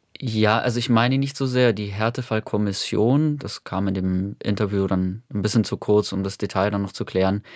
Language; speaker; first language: German; native; German